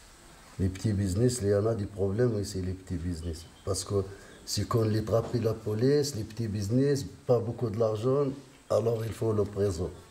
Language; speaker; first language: French; non-native, local second language; Arabic